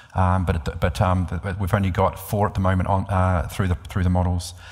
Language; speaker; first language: English; native; English